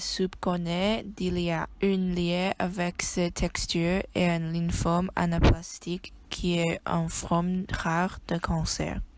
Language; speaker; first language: French; non-native, learner; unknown